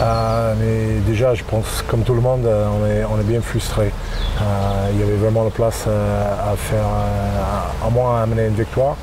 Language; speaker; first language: French; non-native, learner; English